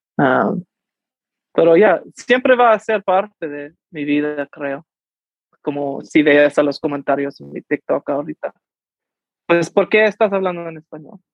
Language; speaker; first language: Spanish; early bilingual, heritage; English